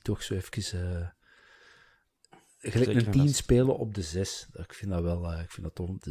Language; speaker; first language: Dutch; native; Dutch